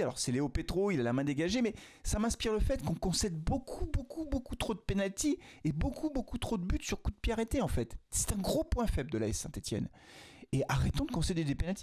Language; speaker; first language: French; native; French